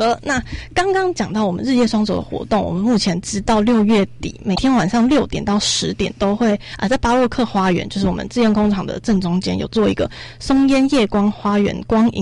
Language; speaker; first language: Chinese; native; Chinese